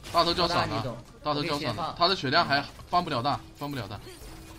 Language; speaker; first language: Chinese; native; Chinese